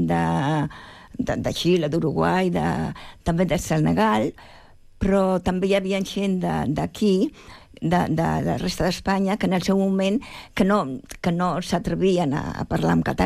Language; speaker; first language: Catalan; native; Catalan